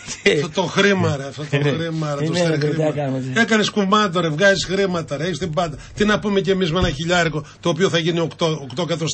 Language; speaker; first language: Greek; native; Greek